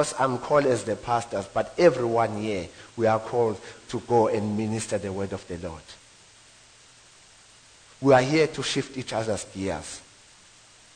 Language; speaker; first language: English; non-native, local second language; Zulu